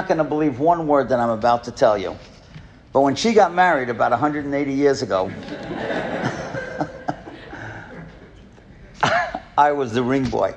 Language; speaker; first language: English; native; English